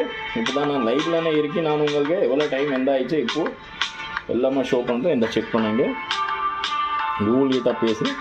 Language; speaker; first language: Tamil; non-native, local second language; Malayalam